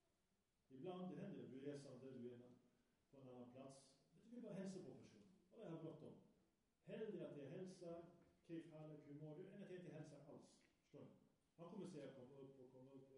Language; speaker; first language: Swedish; early bilingual, other home language; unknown